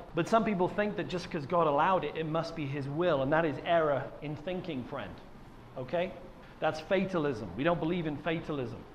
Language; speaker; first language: English; native; English